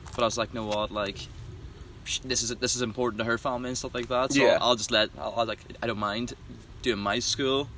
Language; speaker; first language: English; native; English